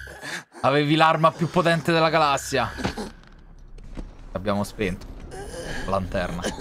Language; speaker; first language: Italian; native; Italian